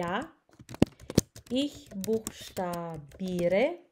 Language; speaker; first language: German; non-native, learner; Filipino